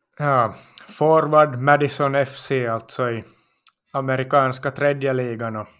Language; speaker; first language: Swedish; native; Swedish